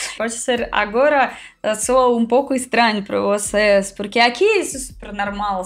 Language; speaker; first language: Portuguese; non-native, fluent; Russian